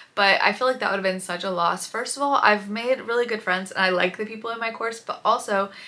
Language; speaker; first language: English; native; English